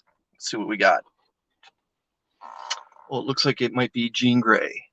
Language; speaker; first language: English; native; English